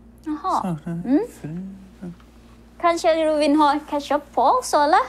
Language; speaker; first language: Swedish; non-native, learner; Thai